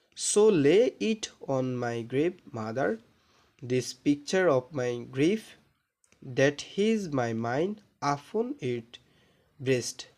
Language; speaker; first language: English; non-native, local second language; Bangla